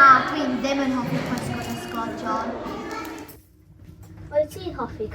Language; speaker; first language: Welsh; non-native, learner; English